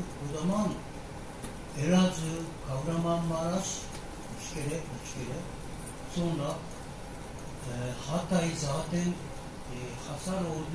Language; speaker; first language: Turkish; non-native, learner; Japanese